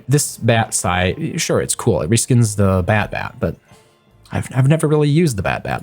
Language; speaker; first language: English; native; English